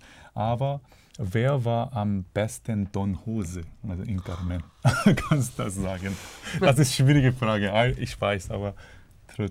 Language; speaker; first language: German; non-native, fluent; Korean